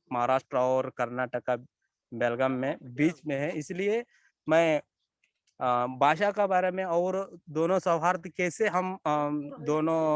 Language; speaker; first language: Hindi; non-native, local second language; Kannada